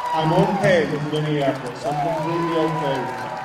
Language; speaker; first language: English; native; English